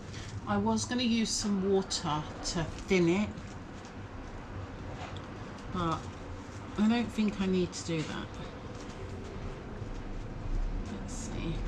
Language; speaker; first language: English; native; English